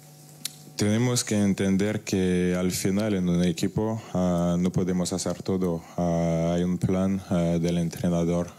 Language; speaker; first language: Spanish; non-native, fluent; French